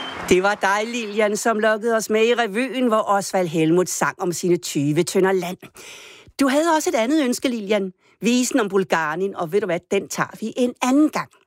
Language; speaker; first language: Danish; native; Danish